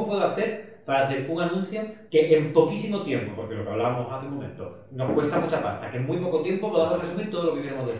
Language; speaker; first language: Spanish; native; Spanish